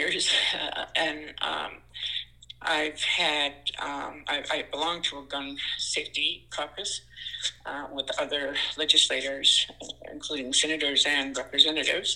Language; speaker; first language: English; native; English